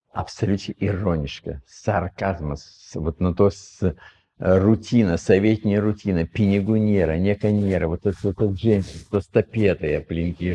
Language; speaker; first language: Lithuanian; non-native, fluent; Russian